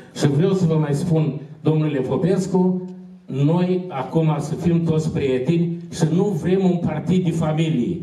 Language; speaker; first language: Romanian; native; Romanian